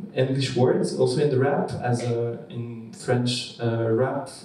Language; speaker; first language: English; non-native, learner; French